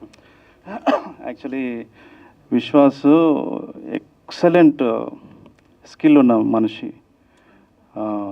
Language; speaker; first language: Telugu; native; Telugu